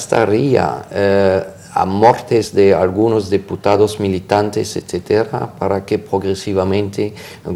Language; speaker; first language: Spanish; non-native, fluent; French